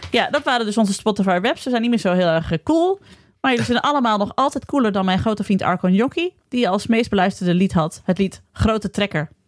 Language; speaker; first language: Dutch; native; Dutch